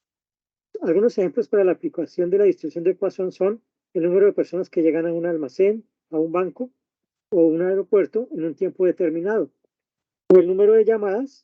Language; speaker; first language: Spanish; native; Spanish